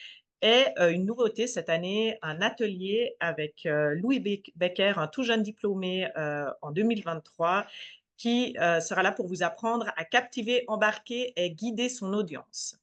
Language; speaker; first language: French; native; French